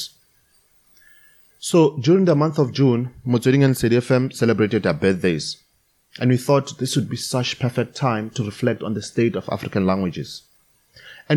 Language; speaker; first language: English; non-native, local second language; Tswana